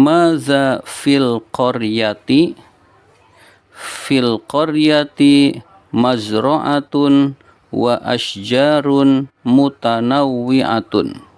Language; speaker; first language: Arabic; non-native, fluent; Indonesian